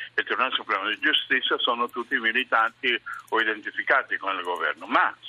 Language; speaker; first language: Italian; non-native, learner; Spanish